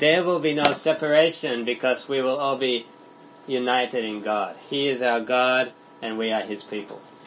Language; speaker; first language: English; native; English